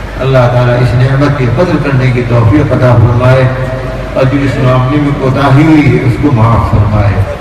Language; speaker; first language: Urdu; native; Urdu